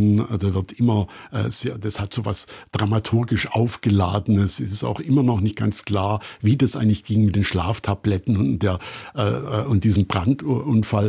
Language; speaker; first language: German; native; German